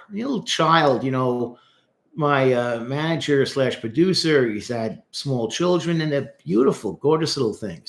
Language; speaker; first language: English; native; English